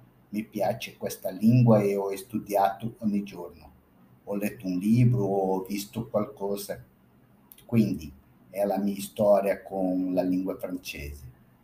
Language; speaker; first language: Italian; non-native, fluent; Portuguese